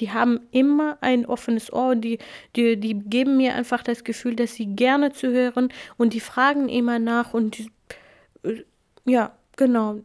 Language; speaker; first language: German; non-native, fluent; Kurdish